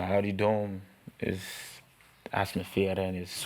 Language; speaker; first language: German; non-native, learner; English